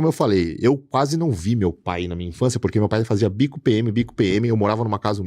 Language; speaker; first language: Portuguese; native; Portuguese